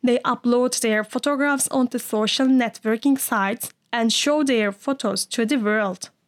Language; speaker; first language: English; non-native, fluent; Turkish